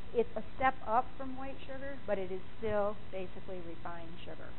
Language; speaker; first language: English; native; English